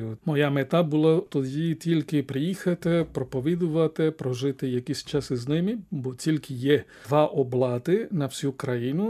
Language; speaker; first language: Ukrainian; non-native, fluent; Spanish